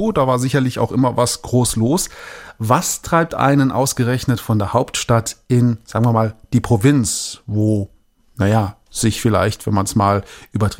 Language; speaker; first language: German; native; German